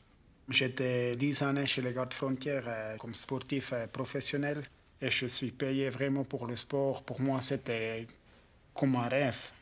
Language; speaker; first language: French; non-native, local second language; German